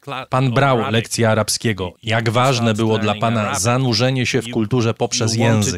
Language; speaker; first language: Polish; native; Polish